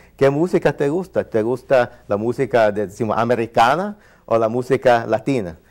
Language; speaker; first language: Spanish; non-native, fluent; English